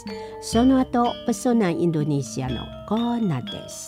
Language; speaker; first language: Japanese; non-native, learner; Indonesian